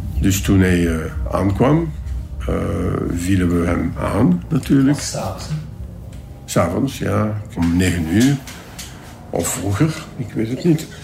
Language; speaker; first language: Dutch; non-native, local second language; French